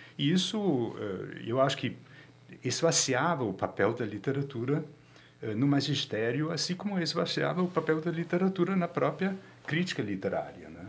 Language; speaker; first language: Portuguese; non-native, fluent; Danish